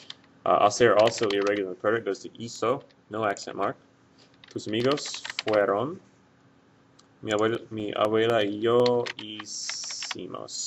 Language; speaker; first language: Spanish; non-native, fluent; English